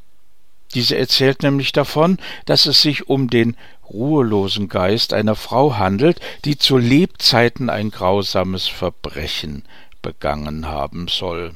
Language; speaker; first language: German; native; German